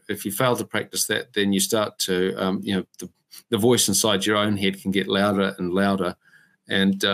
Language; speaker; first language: English; native; English